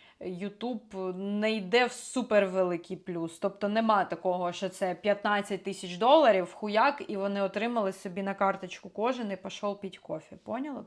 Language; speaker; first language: Ukrainian; non-native, local second language; Russian